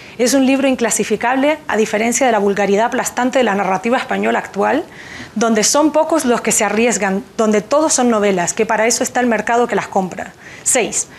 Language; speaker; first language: Spanish; native; Spanish